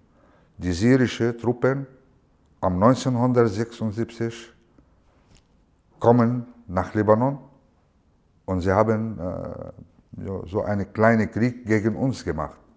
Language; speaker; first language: German; non-native, learner; Arabic